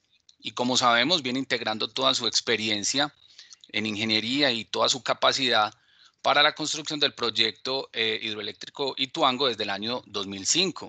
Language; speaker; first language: Spanish; native; Spanish